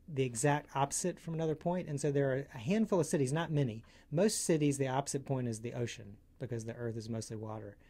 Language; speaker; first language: English; native; English